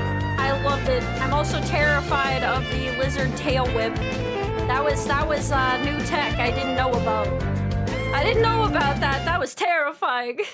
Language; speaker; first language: English; native; English